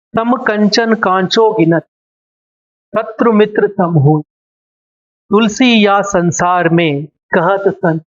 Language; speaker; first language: Hindi; non-native, local second language; Telugu